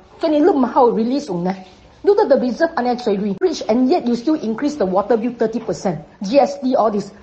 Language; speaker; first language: English; non-native, local second language; Min Nan Chinese